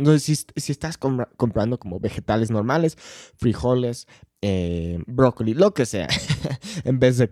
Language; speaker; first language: Spanish; non-native, fluent; English